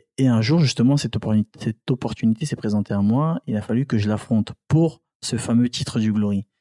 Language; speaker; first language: French; early bilingual, other home language; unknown